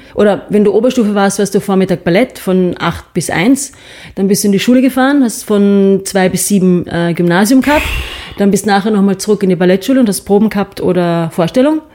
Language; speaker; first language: German; early bilingual, other home language; English